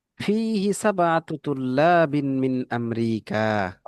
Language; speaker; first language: Arabic; non-native, fluent; Bangla